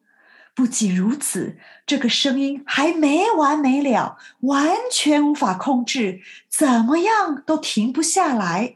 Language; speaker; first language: Chinese; native; Chinese